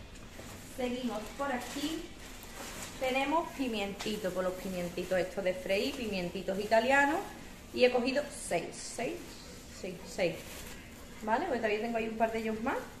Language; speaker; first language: Spanish; native; Spanish